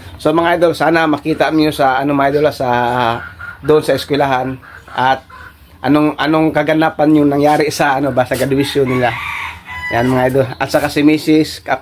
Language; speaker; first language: Filipino; non-native, local second language; Cebuano